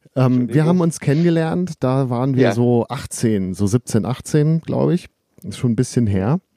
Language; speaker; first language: German; native; German